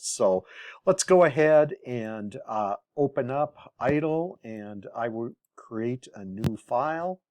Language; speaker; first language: English; native; English